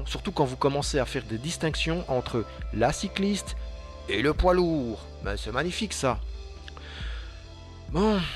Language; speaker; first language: French; native; French